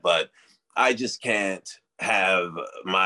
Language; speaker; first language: English; native; English